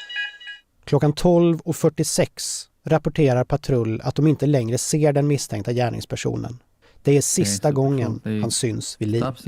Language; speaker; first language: Swedish; native; Swedish